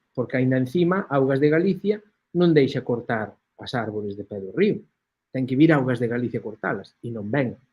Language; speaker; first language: Galician; native; Galician